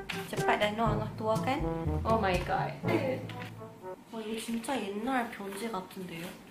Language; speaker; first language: Korean; non-native, fluent; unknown